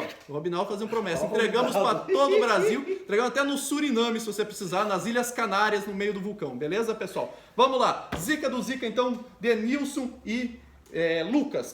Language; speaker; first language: Portuguese; native; Portuguese